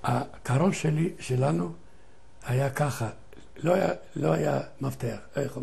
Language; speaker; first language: Hebrew; non-native, fluent; Ladino